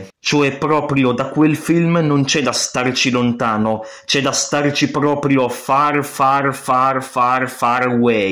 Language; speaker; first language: Italian; native; Italian